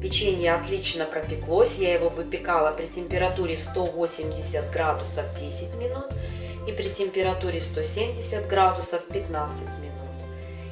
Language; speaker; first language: Russian; native; Russian